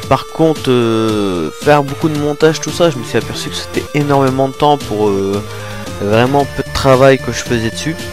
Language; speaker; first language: French; native; French